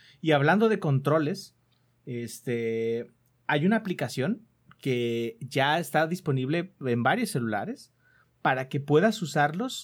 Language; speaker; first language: Spanish; native; Spanish